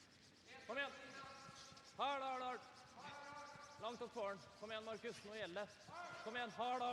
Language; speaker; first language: Norwegian; native; Norwegian